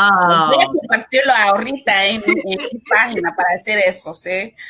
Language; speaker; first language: Spanish; non-native, learner; English